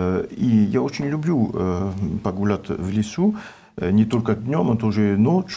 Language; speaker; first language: Russian; non-native, learner; French